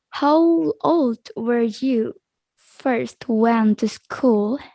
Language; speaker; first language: English; non-native, learner; Indonesian